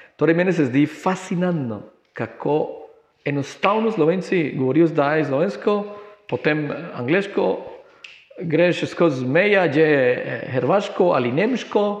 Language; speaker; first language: Slovenian; non-native, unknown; Spanish